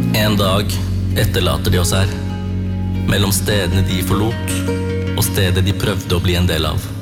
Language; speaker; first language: Norwegian; early bilingual, other home language; Tamil